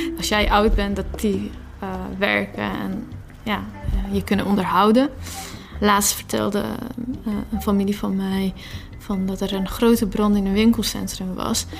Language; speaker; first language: Dutch; early bilingual, other home language; Persian